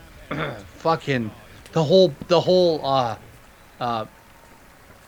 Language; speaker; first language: English; native; English